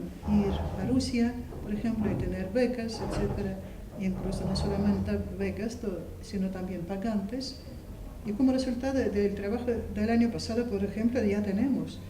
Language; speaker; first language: Spanish; non-native, fluent; Russian